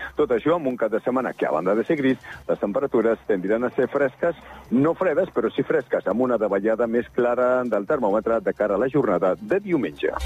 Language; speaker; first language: Catalan; native; Catalan